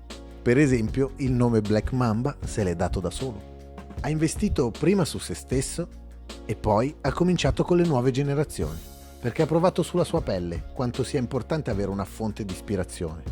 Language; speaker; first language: Italian; native; Italian